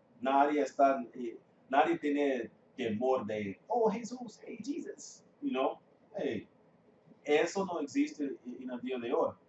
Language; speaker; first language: Spanish; non-native, fluent; English